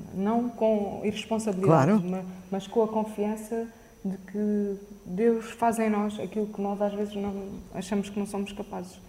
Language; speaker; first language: Portuguese; native; Portuguese